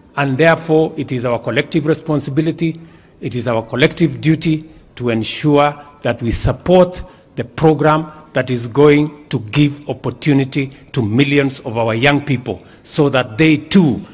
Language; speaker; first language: English; non-native, local second language; Kalenjin